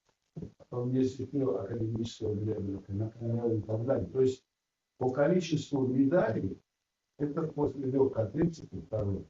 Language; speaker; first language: Russian; non-native, local second language; Uzbek